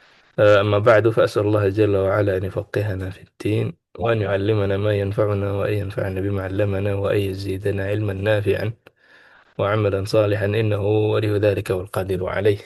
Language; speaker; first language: Arabic; non-native, fluent; Indonesian